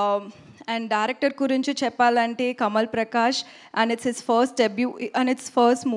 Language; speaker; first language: Telugu; non-native, learner; Tamil